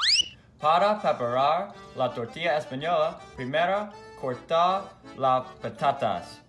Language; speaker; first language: Spanish; non-native, learner; English